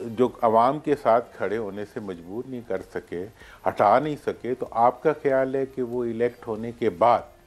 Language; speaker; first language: Urdu; native; Urdu